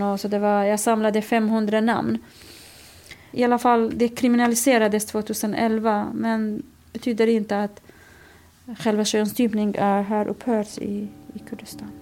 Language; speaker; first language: Swedish; non-native, fluent; Kurdish